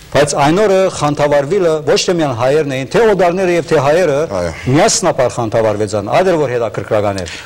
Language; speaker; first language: Armenian; native; Armenian